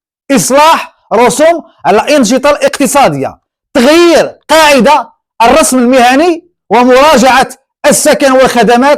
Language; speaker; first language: Arabic; native; Arabic